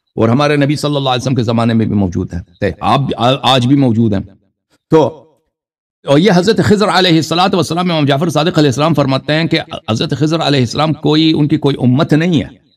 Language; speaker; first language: Urdu; non-native, fluent; Persian